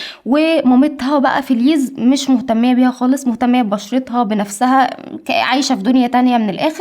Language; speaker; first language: Arabic; native; Arabic